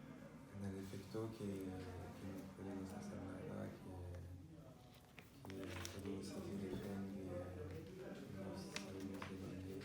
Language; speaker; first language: Spanish; non-native, learner; French